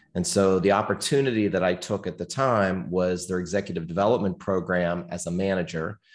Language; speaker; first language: English; native; English